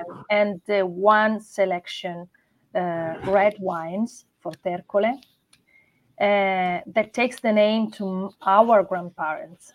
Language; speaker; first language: English; non-native, fluent; Italian